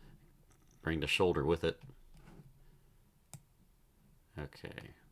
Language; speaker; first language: English; native; English